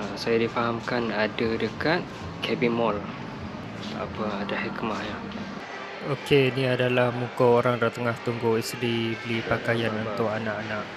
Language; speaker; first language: Malay; non-native, fluent; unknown